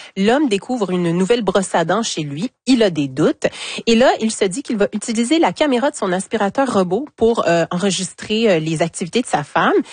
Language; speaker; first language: French; native; French